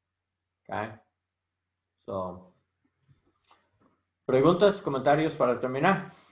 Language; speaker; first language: Spanish; non-native, learner; English